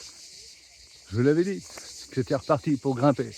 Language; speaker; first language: French; native; French